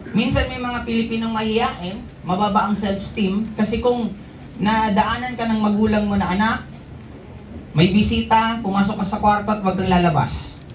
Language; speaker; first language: Filipino; non-native, local second language; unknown